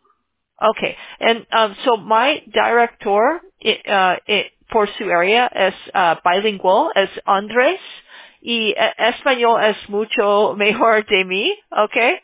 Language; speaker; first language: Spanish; non-native, learner; English